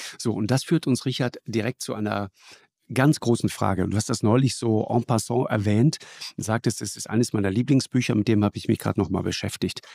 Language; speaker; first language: German; native; German